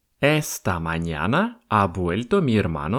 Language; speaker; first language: Spanish; non-native, fluent; Russian